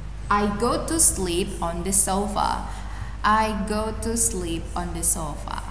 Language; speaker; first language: English; non-native, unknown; Indonesian